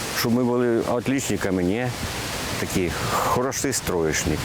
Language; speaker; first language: Ukrainian; non-native, local second language; Russian